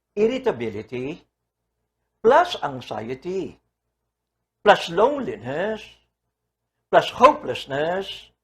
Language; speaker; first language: English; non-native, local second language; Filipino